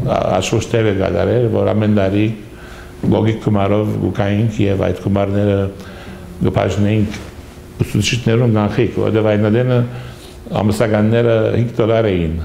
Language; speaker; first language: Armenian; early bilingual, heritage; Armenian